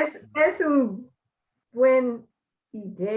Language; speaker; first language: Spanish; non-native, learner; English